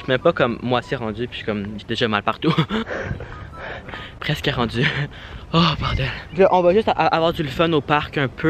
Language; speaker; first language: French; native; French